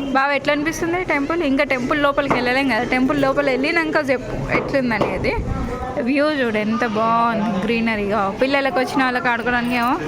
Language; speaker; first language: Telugu; non-native, local second language; Lambadi